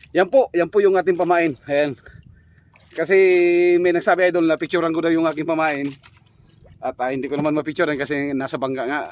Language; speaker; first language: Filipino; native; Filipino